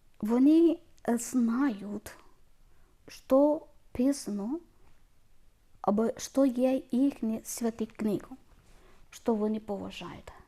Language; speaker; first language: Ukrainian; non-native, learner; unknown